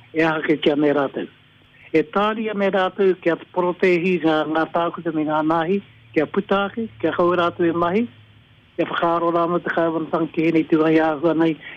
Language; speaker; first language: Māori; native; Māori